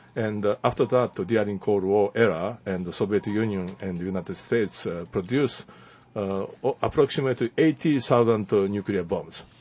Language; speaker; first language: English; non-native, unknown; Japanese